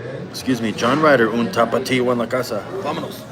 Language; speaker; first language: Spanish; non-native, learner; English